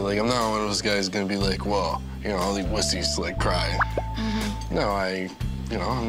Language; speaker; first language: English; non-native, fluent; French